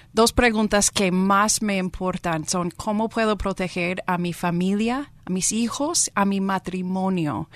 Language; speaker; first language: Spanish; non-native, fluent; English